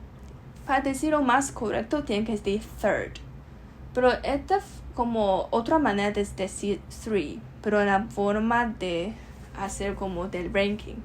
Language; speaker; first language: Spanish; non-native, learner; Chinese